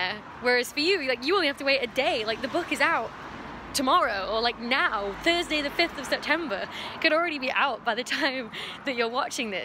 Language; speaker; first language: English; native; English